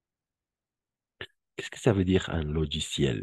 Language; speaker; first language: French; non-native, fluent; Spanish